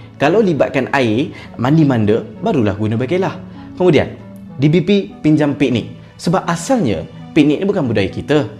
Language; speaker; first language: Malay; native; Malay